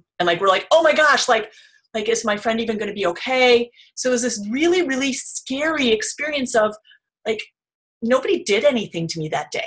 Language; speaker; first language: English; native; English